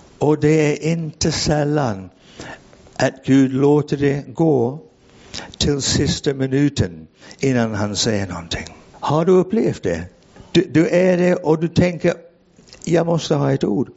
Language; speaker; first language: Swedish; non-native, fluent; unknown